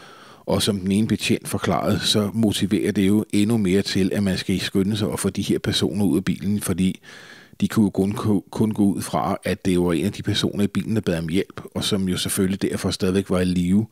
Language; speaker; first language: Danish; native; Danish